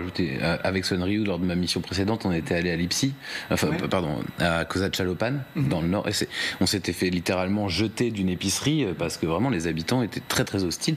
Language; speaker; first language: French; native; French